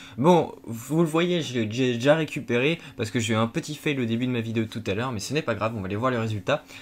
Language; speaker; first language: French; native; French